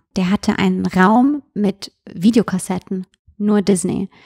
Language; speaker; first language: German; native; German